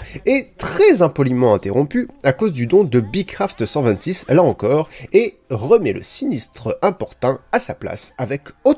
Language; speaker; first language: French; native; French